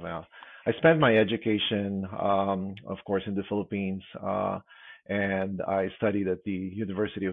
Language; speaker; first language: English; non-native, local second language; Filipino